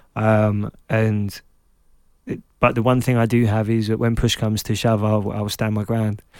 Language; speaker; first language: English; native; English